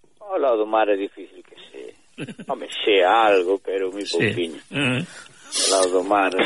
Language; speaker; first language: Galician; native; Galician